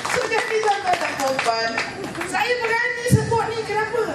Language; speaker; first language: Malay; native; Malay